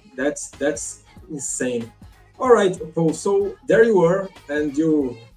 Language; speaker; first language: English; non-native, fluent; Portuguese